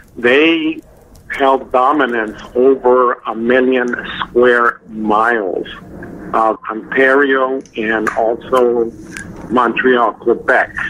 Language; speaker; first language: English; non-native, fluent; French